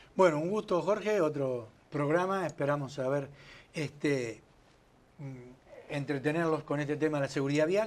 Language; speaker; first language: Spanish; native; Spanish